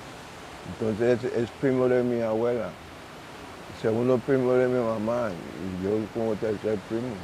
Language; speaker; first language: Spanish; non-native, local second language; English